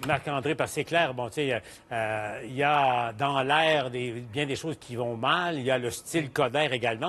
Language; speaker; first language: French; native; French